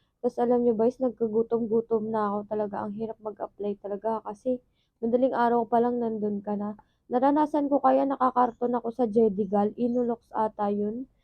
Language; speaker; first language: Filipino; native; Filipino